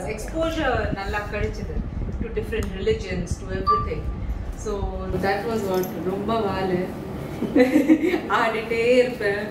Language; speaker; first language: Tamil; non-native, local second language; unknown